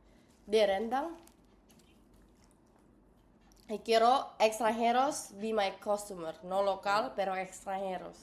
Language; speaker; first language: Spanish; non-native, learner; English